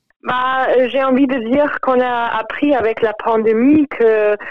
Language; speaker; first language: French; non-native, fluent; German